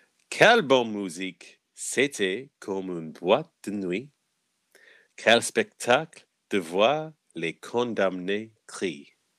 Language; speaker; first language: French; non-native, learner; English